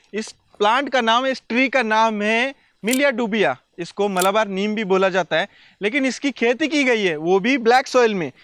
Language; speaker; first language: Hindi; non-native, local second language; Marathi